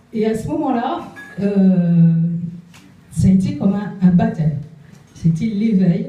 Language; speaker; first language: French; native; French